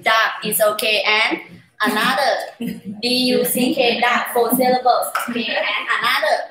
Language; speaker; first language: English; non-native, learner; Thai